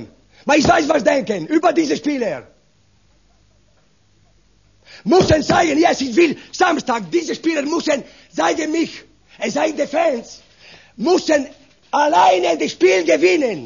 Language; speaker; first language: German; non-native, learner; Italian